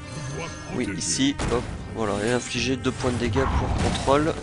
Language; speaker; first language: French; native; French